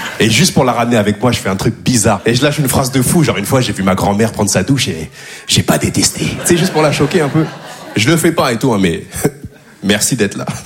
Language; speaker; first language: French; native; French